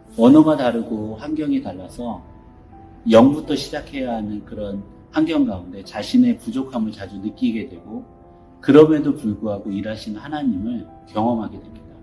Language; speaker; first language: Korean; native; Korean